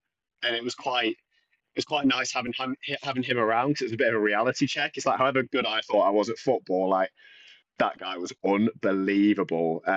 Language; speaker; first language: English; native; English